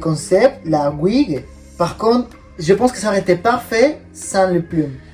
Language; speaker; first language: French; non-native, fluent; Spanish